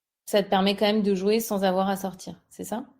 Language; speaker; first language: French; native; French